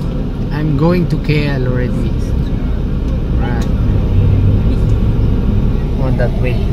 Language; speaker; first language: English; non-native, local second language; Filipino